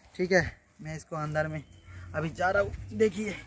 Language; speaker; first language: Hindi; non-native, local second language; Bangla